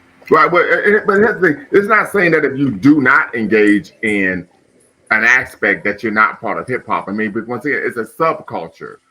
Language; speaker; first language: English; native; English